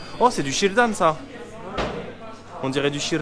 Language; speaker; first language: French; native; French